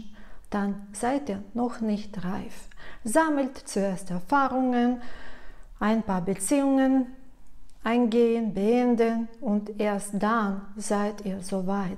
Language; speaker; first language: German; non-native, fluent; Russian